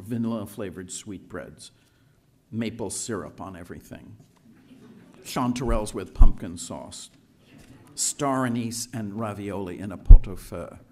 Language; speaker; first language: English; native; English